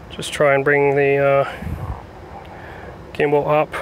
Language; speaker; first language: English; native; English